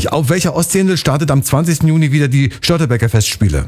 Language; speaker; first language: German; native; German